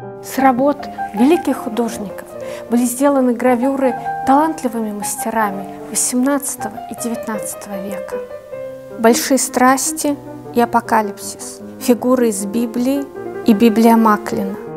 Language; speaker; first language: Russian; native; Russian